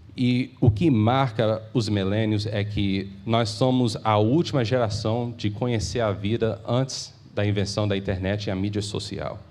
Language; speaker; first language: Portuguese; early bilingual, heritage; English